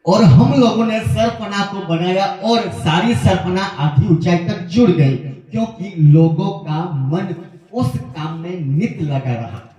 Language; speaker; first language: Hindi; non-native, local second language; Gujarati